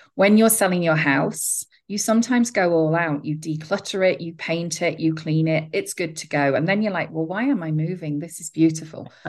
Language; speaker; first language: English; native; English